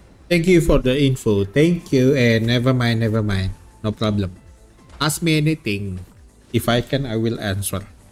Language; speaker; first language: English; non-native, learner; Indonesian